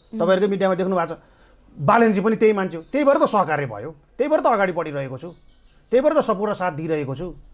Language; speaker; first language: Nepali; native; Nepali